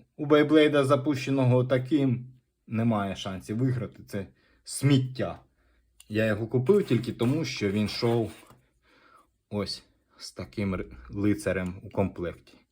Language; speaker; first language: Ukrainian; non-native, local second language; Russian